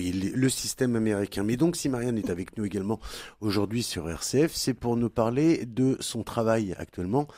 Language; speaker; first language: French; native; French